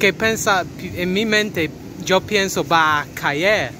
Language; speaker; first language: Spanish; non-native, learner; English